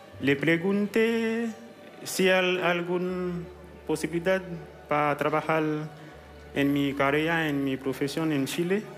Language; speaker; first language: Spanish; non-native, learner; Haitian Creole